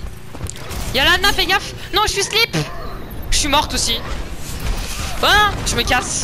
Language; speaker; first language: French; native; French